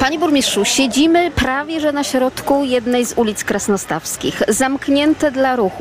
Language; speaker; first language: Polish; native; Polish